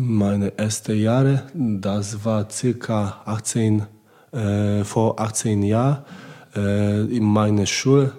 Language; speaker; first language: German; non-native, learner; Polish